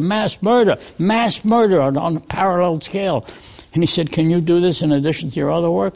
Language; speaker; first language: English; early bilingual, other home language; Yiddish